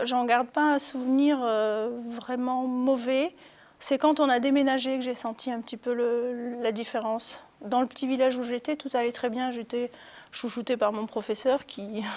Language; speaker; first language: French; early bilingual, other home language; Arabic